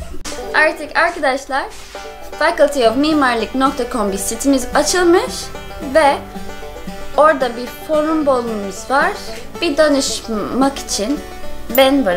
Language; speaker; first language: Turkish; non-native, learner; English